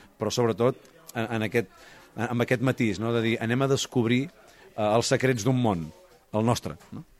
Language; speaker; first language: Catalan; native; Catalan